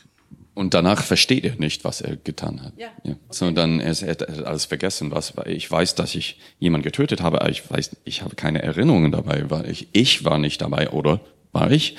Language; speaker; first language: German; non-native, fluent; English